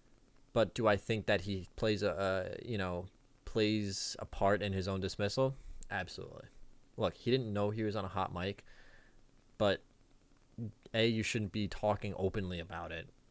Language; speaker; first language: English; native; English